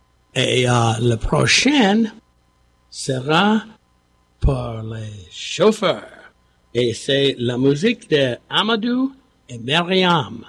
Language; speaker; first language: French; non-native, learner; English